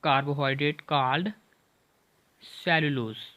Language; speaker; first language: English; non-native, local second language; Punjabi